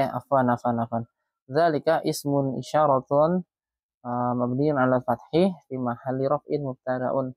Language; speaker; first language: Arabic; non-native, fluent; Indonesian